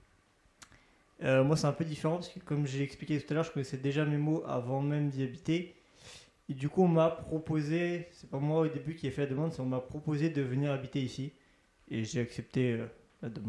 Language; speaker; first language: French; native; French